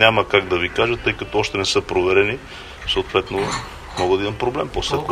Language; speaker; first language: Bulgarian; native; Bulgarian